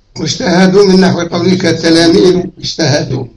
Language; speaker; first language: Arabic; native; Arabic